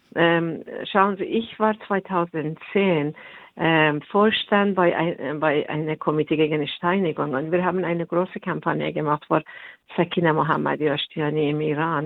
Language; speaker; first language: German; non-native, fluent; Persian